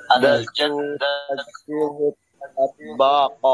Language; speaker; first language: Arabic; non-native, learner; Indonesian